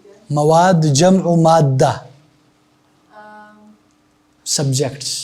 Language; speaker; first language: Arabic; non-native, fluent; Urdu